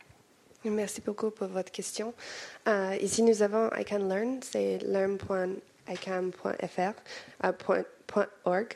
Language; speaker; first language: French; non-native, learner; English